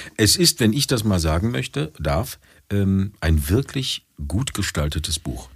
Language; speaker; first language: German; native; German